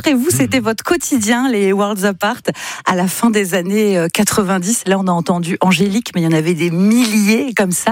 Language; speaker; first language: French; native; French